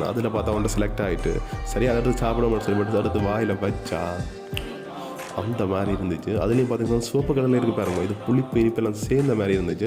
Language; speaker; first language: Tamil; native; Tamil